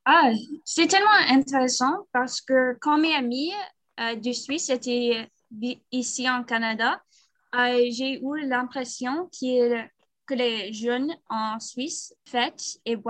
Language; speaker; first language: French; non-native, learner; English